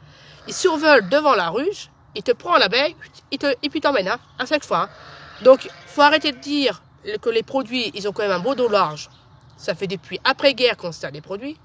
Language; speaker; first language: French; native; French